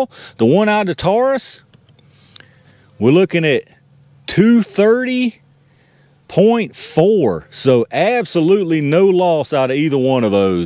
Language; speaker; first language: English; native; English